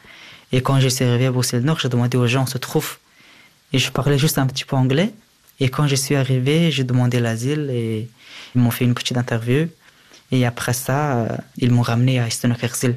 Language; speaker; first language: French; early bilingual, other home language; Persian